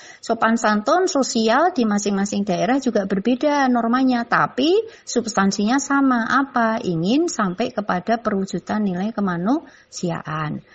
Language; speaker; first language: Indonesian; non-native, local second language; Javanese